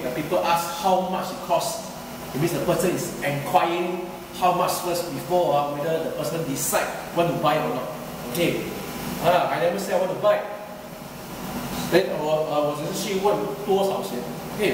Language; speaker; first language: English; non-native, local second language; Chinese